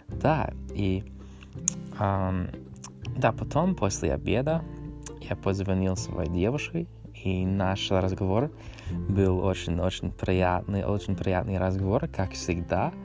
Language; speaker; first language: Russian; non-native, learner; English